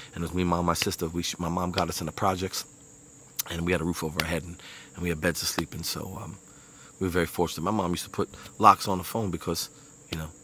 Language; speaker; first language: English; native; English